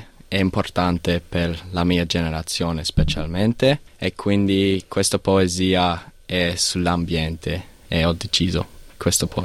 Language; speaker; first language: Italian; non-native, learner; English